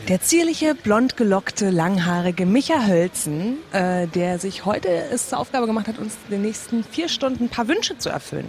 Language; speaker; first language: German; native; German